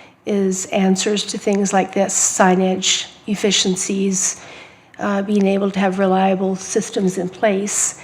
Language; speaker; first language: English; native; English